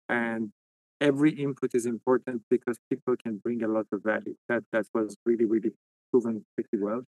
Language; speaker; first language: English; non-native, fluent; Persian